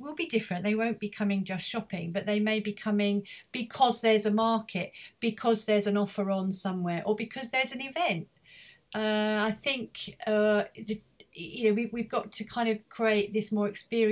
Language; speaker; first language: English; native; English